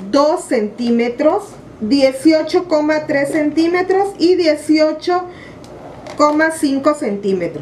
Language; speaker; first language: Spanish; native; Spanish